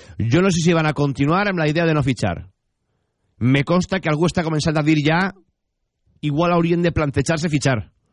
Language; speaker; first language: Catalan; native; Catalan